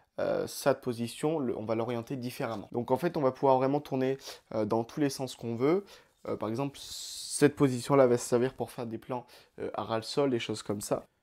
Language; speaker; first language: French; native; French